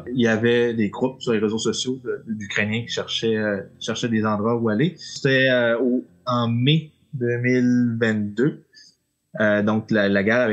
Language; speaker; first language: French; native; French